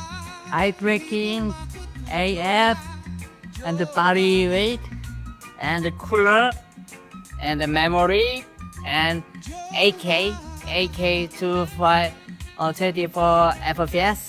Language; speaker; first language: English; non-native, learner; Korean